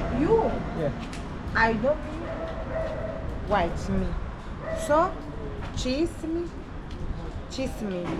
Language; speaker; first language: English; non-native, learner; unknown